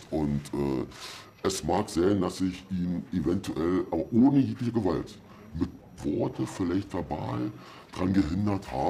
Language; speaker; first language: German; native; German